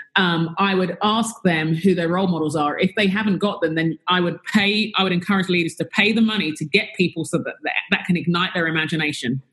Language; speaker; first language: English; native; English